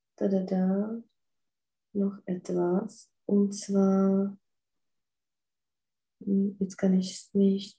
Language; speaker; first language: German; non-native, fluent; Czech